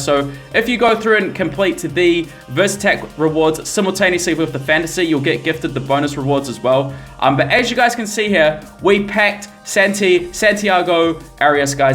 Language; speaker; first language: English; native; English